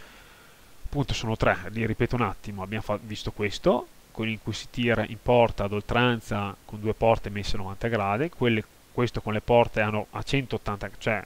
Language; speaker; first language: Italian; native; Italian